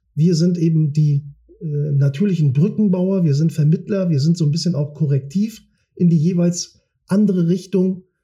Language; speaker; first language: German; early bilingual, other home language; Turkish